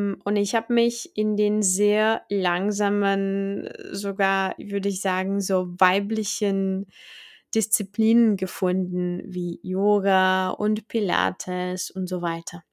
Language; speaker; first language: German; non-native, fluent; Czech